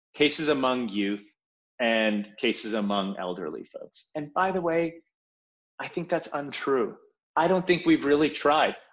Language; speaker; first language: English; early bilingual, other home language; Polish